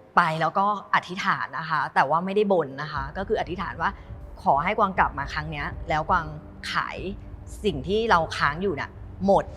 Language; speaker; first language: Thai; native; Thai